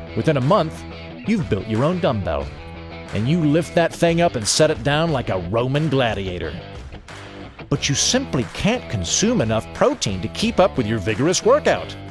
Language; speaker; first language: English; native; English